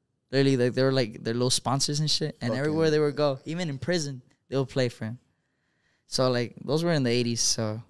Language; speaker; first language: English; early bilingual, other home language; Spanish